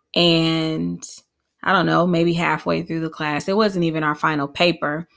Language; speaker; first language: English; native; English